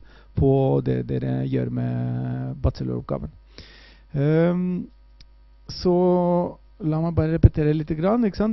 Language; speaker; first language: Norwegian; non-native, fluent; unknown